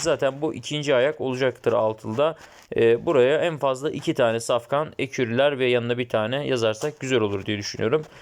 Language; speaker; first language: Turkish; native; Turkish